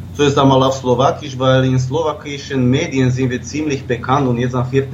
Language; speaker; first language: German; non-native, fluent; Slovak